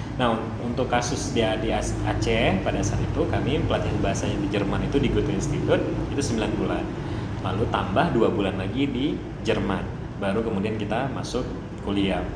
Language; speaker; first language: Indonesian; non-native, local second language; Achinese